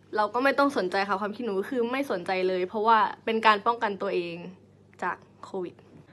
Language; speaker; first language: Thai; native; Thai